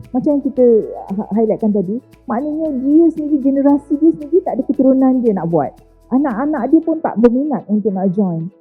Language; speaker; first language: Malay; native; Malay